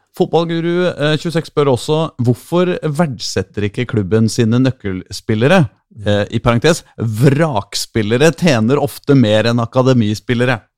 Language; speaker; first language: Norwegian; native; Norwegian